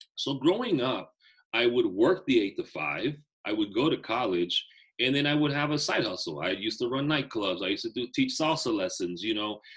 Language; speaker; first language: English; native; English